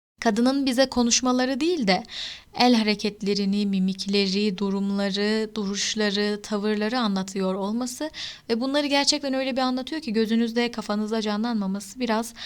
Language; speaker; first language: Turkish; native; Turkish